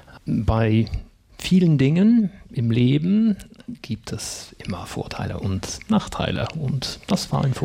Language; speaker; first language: German; non-native, fluent; English